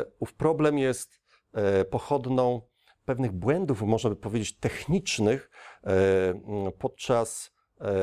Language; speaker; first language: Polish; native; Polish